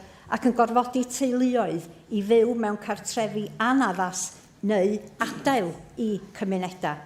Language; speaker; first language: Welsh; native; Welsh